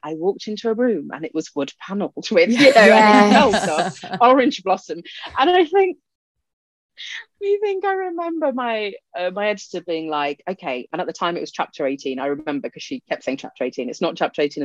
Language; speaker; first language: English; non-native, local second language; Punjabi